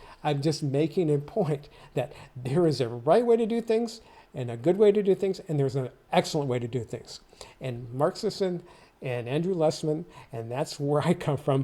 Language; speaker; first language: English; native; English